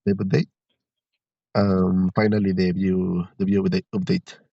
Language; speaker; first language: English; non-native, learner; Spanish